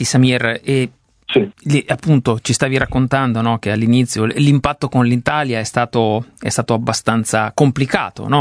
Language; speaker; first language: Italian; native; Italian